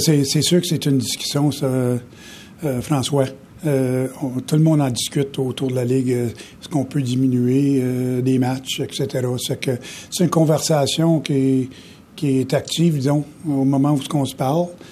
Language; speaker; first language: French; native; French